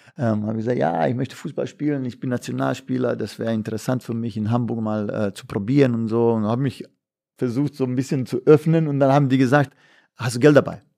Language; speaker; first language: German; non-native, fluent; Bosnian